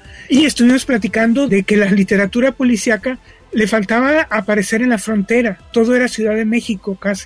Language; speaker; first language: Spanish; native; Spanish